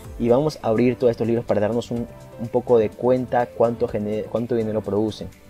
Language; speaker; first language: Spanish; native; Spanish